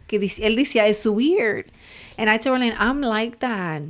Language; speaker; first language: English; early bilingual, other home language; Spanish